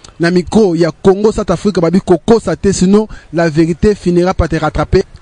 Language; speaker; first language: French; non-native, local second language; Lingala